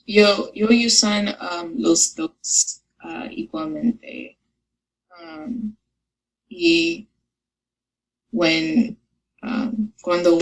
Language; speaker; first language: Spanish; non-native, learner; English